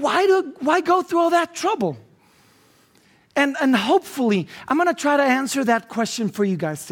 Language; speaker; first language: English; non-native, fluent; Spanish